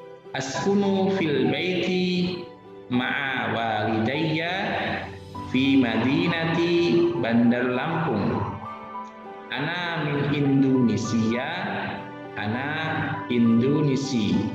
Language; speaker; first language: Arabic; non-native, fluent; Indonesian